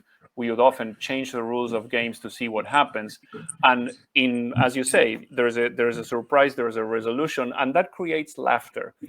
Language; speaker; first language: English; non-native, fluent; Spanish